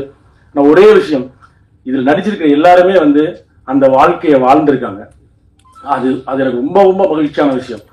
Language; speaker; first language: Tamil; native; Tamil